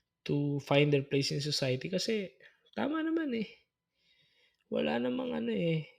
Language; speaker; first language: Filipino; native; Filipino